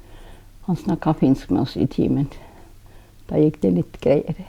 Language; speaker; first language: Norwegian; non-native, local second language; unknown